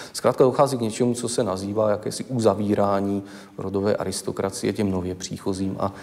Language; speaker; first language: Czech; native; Czech